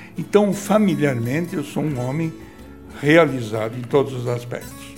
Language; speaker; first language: Portuguese; non-native, local second language; Italian